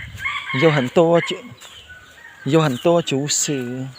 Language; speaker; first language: Chinese; non-native, fluent; Khmer